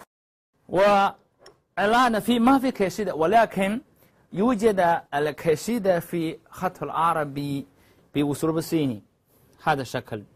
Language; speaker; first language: Arabic; non-native, learner; Chinese